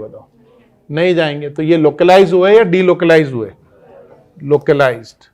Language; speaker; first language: Hindi; native; Hindi